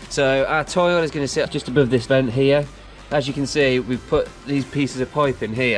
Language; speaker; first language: English; native; English